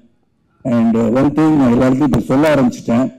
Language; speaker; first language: Tamil; native; Tamil